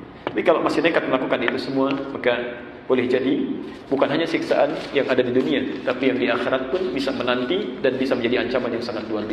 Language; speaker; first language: Indonesian; native; Indonesian